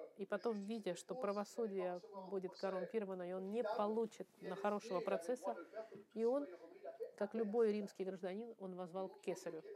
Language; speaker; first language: Russian; non-native, fluent; French